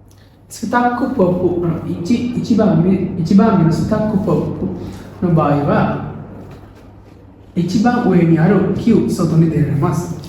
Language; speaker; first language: Japanese; non-native, learner; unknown